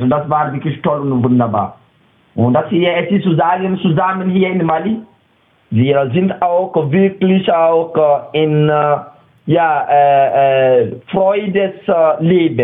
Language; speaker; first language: German; non-native, learner; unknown